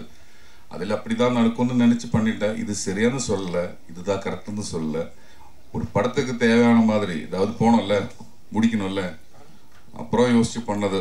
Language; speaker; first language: Tamil; non-native, learner; Malayalam